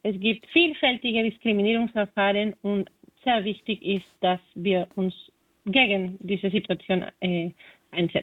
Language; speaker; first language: German; non-native, fluent; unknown